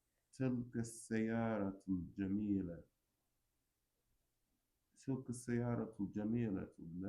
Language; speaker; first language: Arabic; non-native, learner; English